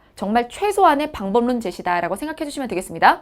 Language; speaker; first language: Korean; native; Korean